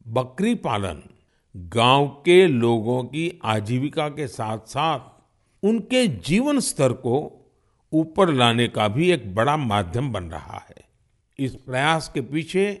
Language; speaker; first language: Hindi; non-native, local second language; Gujarati